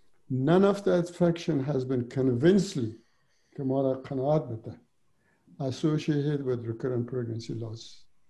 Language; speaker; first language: English; non-native, fluent; Persian